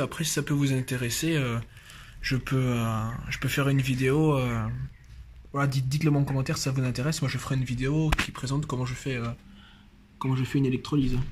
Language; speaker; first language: French; native; French